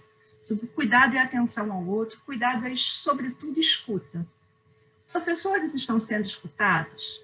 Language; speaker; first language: Portuguese; native; Portuguese